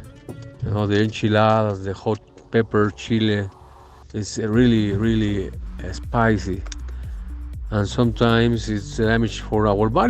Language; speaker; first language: English; non-native, learner; Spanish